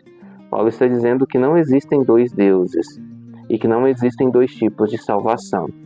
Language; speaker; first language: Portuguese; native; Portuguese